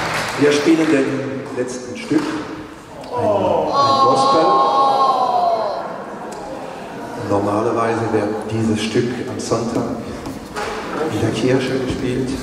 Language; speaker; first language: German; non-native, learner; French